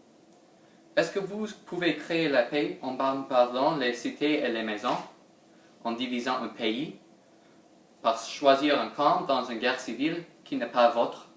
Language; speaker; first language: French; non-native, learner; English